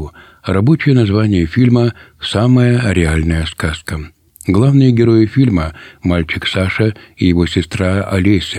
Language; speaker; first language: Russian; native; Russian